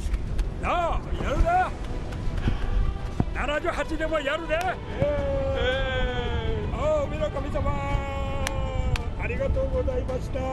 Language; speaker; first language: Japanese; native; Japanese